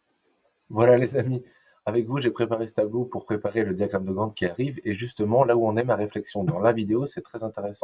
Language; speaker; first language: French; native; French